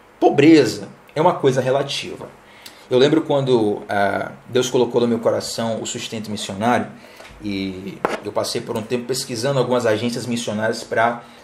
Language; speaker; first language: Portuguese; native; Portuguese